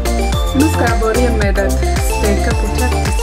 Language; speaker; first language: Swedish; non-native, learner; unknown